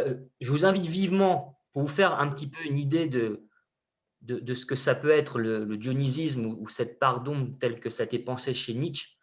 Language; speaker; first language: French; native; French